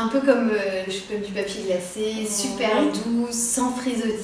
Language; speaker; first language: French; native; French